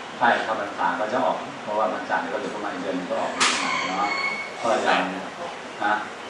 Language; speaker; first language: Thai; native; Thai